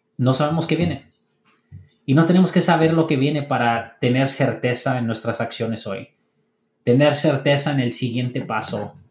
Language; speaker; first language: Spanish; early bilingual, heritage; English